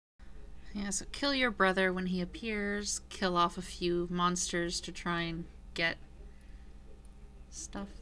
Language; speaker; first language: English; native; English